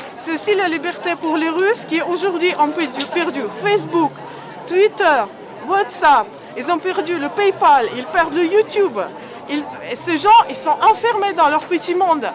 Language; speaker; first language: French; non-native, fluent; Ukrainian